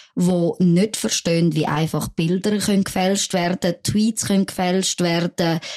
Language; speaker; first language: German; non-native, fluent; French